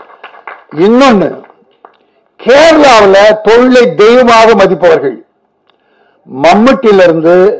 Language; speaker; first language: Tamil; native; Tamil